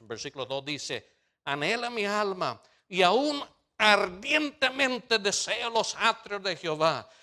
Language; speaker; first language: Spanish; non-native, fluent; English